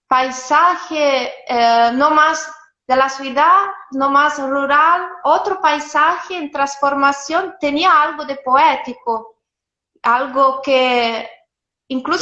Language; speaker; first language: Spanish; non-native, fluent; Italian